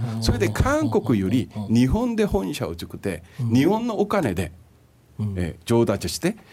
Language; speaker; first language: Japanese; non-native, fluent; Korean